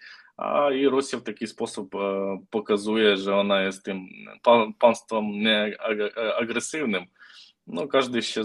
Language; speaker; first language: Polish; non-native, learner; Ukrainian